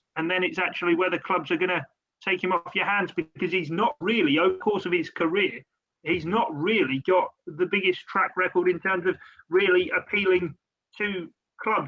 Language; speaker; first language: English; native; English